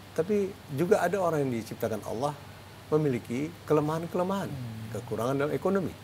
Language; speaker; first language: Indonesian; native; Indonesian